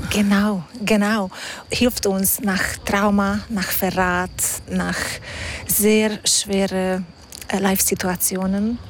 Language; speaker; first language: German; non-native, fluent; Hungarian